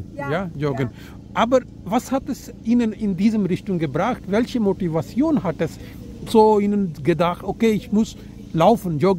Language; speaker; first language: German; non-native, fluent; Urdu